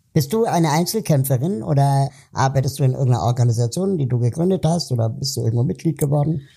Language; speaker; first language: German; native; German